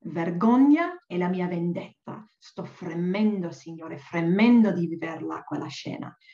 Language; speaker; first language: Italian; non-native, fluent; Welsh